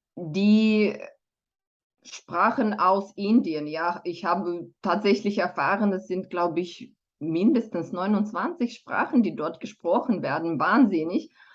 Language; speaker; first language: German; non-native, fluent; Romanian